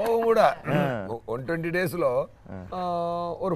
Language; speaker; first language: Telugu; non-native, learner; Tamil